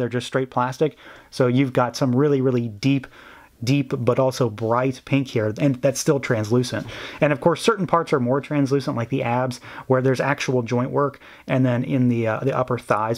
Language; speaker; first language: English; native; English